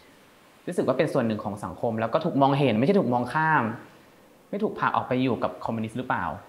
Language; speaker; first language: Thai; native; Thai